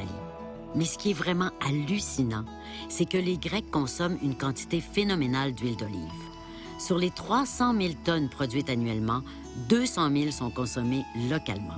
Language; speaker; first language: French; native; French